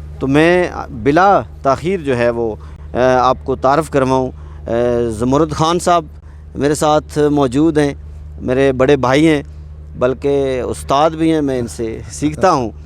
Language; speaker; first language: Urdu; non-native, local second language; Punjabi